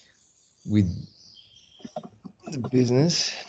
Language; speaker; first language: English; non-native, learner; Spanish